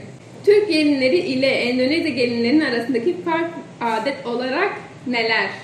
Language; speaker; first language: Turkish; non-native, fluent; Indonesian